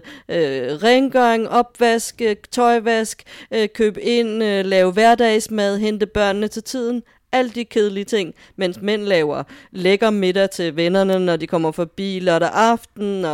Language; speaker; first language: Danish; native; Danish